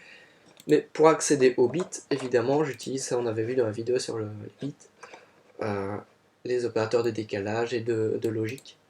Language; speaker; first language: French; native; French